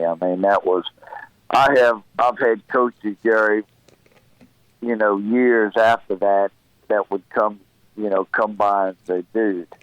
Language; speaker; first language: English; native; English